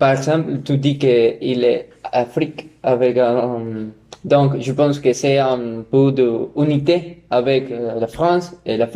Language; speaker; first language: French; non-native, learner; Spanish